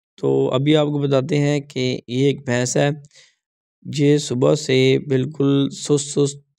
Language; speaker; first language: Urdu; non-native, local second language; Punjabi